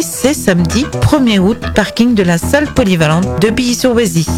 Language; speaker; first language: French; native; French